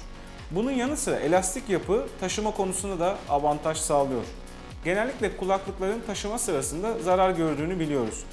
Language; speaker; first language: Turkish; native; Turkish